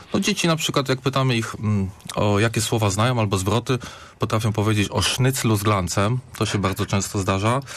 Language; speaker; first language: Polish; native; Polish